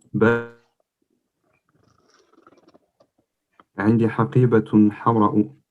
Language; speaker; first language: Arabic; non-native, learner; French